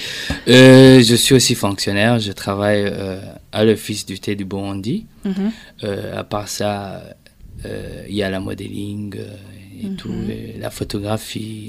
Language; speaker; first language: French; non-native, local second language; Rundi